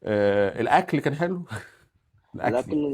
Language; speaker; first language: Arabic; native; Arabic